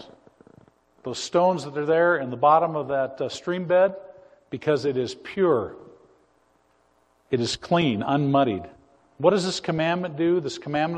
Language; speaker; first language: English; native; English